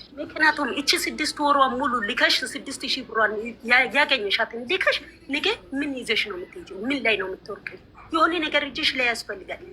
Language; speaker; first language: Amharic; native; Amharic